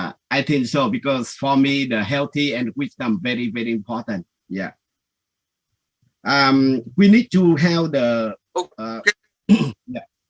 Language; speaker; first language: English; non-native, learner; Vietnamese